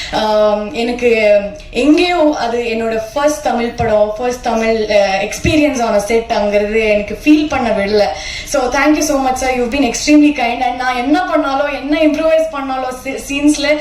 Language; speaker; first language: Tamil; non-native, learner; Kannada